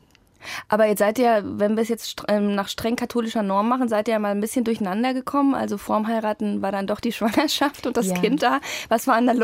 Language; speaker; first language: German; native; German